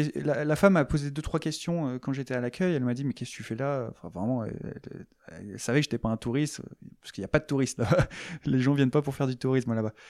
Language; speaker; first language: French; native; French